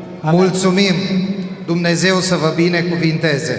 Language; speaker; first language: Romanian; non-native, fluent; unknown